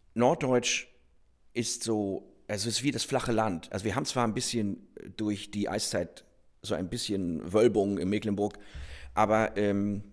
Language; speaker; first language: German; native; German